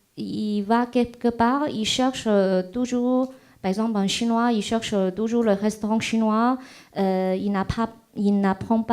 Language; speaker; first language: French; non-native, fluent; Chinese